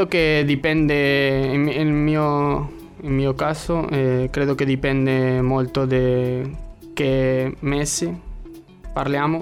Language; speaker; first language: Italian; non-native, learner; Spanish